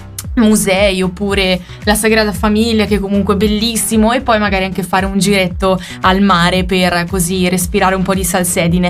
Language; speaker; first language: Italian; native; Italian